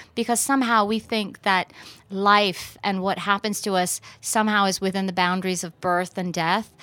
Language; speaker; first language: English; early bilingual, other home language; Persian